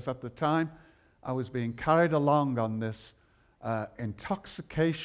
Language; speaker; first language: English; native; English